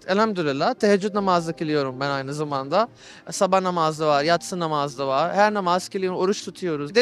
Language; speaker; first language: Turkish; non-native, learner; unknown